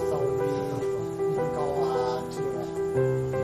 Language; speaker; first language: English; non-native, learner; Hmong